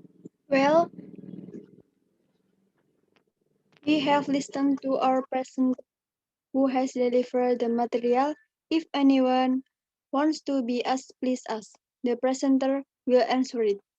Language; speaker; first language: English; non-native, learner; Indonesian